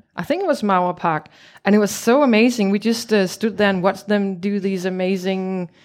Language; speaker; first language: English; non-native, fluent; Danish